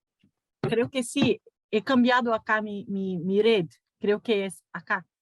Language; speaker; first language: Spanish; non-native, learner; Portuguese